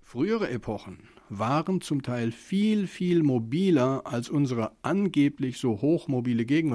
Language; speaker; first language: German; native; German